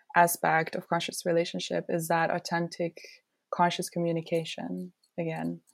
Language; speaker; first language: English; non-native, fluent; Dutch